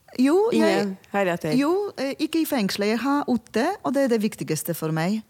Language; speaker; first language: Norwegian; non-native, fluent; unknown